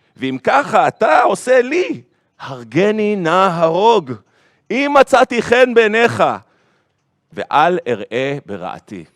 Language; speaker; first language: Hebrew; native; Hebrew